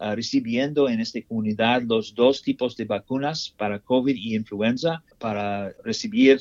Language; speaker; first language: Spanish; non-native, learner; English